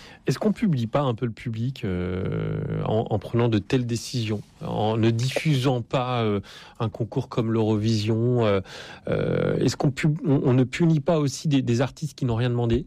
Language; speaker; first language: French; native; French